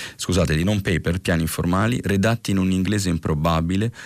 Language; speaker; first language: Italian; native; Italian